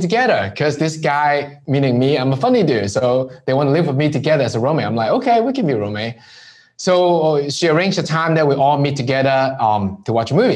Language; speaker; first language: English; non-native, local second language; Cantonese